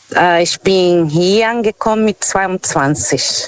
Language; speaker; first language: German; non-native, learner; Portuguese